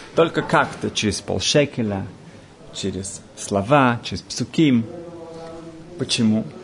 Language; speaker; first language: Russian; early bilingual, heritage; Russian